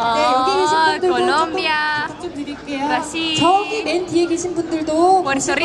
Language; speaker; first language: Spanish; non-native, learner; Korean